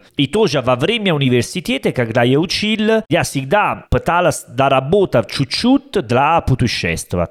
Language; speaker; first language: Russian; non-native, learner; Italian